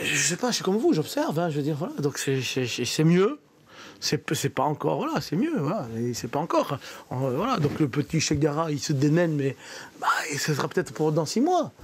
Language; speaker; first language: French; native; French